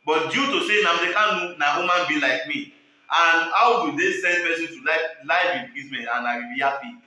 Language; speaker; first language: English; non-native, local second language; Yoruba